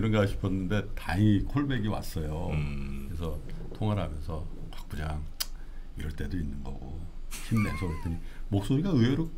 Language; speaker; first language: Korean; native; Korean